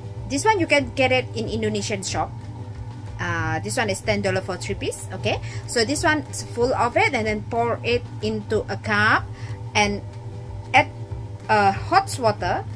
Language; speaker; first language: English; non-native, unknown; Indonesian